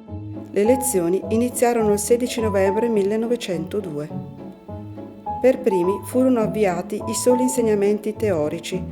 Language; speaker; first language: Italian; native; Italian